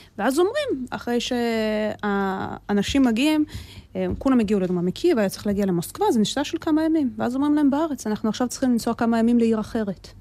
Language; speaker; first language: Hebrew; early bilingual, other home language; Russian